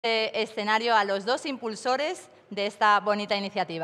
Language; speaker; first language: Spanish; native; Spanish